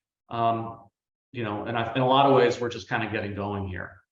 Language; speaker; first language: English; native; English